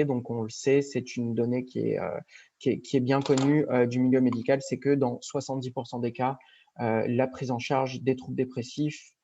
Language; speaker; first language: French; native; French